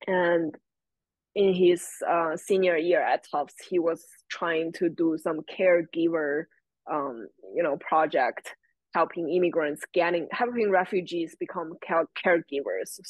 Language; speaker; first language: English; non-native, fluent; Chinese